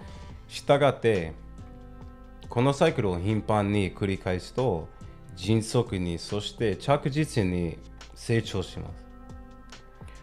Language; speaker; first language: Japanese; non-native, learner; English